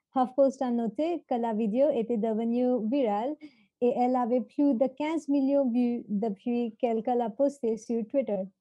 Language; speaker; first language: French; non-native, fluent; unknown